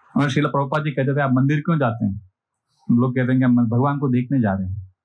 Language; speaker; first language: Hindi; non-native, local second language; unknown